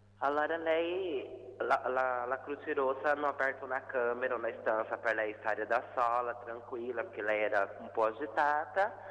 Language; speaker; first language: Italian; non-native, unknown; Portuguese